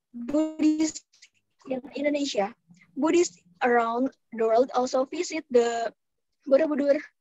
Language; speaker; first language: English; non-native, fluent; Indonesian